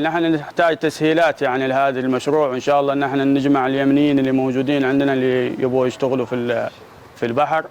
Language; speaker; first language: Arabic; native; Arabic